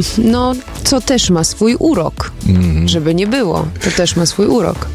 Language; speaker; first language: Polish; early bilingual, heritage; Polish